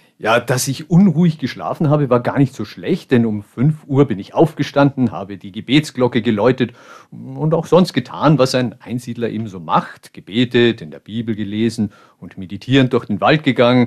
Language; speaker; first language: German; native; German